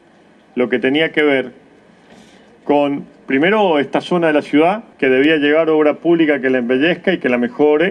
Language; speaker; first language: Spanish; native; Spanish